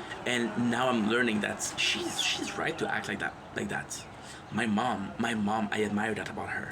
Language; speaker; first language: English; non-native, local second language; French